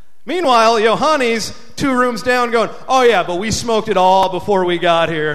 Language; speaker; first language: English; native; English